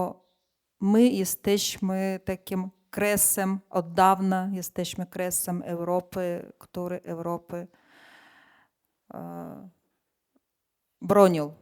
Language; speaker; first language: Polish; non-native, fluent; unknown